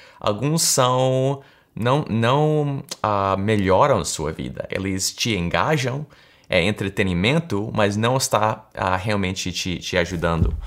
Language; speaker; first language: Portuguese; early bilingual, heritage; English